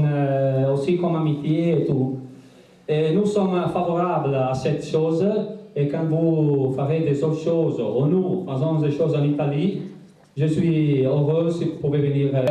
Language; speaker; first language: French; non-native, learner; Italian